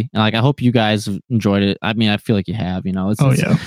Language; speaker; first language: English; native; English